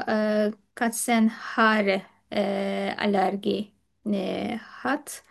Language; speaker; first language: German; non-native, learner; Turkish